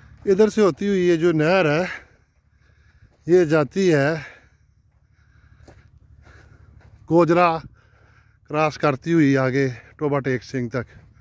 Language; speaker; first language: Urdu; non-native, local second language; Punjabi